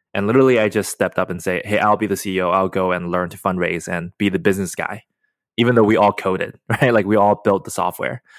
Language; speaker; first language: English; early bilingual, other home language; Chinese